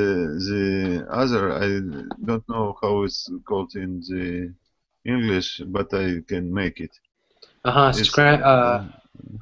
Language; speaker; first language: English; non-native, learner; Russian